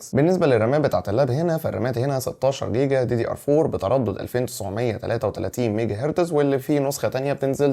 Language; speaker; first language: Arabic; native; Arabic